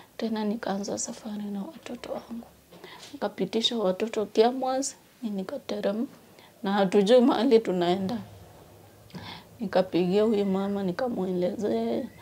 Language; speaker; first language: Swahili; non-native, local second language; Gusii